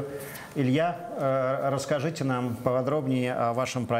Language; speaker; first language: Russian; native; Russian